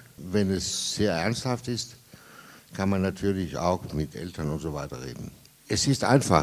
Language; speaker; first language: German; non-native, fluent; Danish